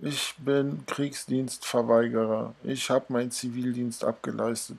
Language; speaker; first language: German; native; German